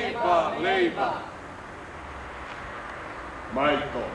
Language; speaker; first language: Finnish; non-native, learner; Serbian